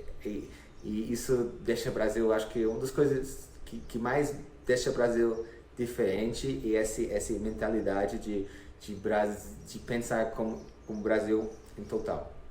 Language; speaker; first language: Portuguese; non-native, fluent; English